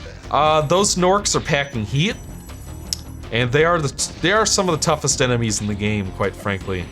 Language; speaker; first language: English; native; English